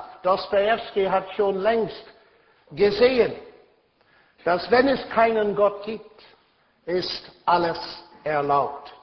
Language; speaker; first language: German; non-native, fluent; English